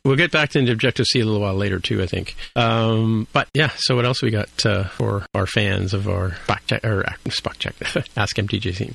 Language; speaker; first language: English; native; English